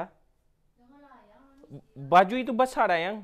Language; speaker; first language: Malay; non-native, fluent; Urdu